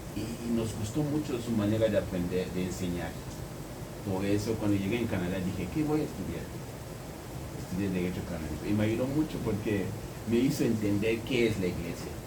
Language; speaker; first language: Spanish; non-native, fluent; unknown